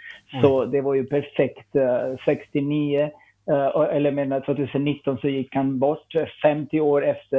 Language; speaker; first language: Swedish; non-native, fluent; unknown